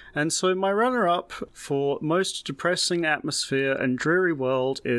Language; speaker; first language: English; native; English